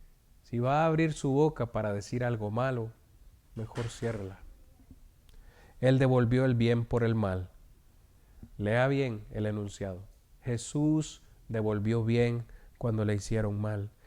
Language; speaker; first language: Spanish; native; Spanish